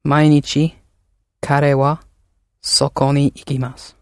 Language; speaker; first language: Japanese; non-native, learner; English